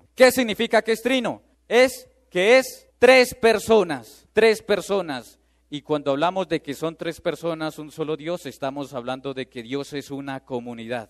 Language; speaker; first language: Spanish; native; Spanish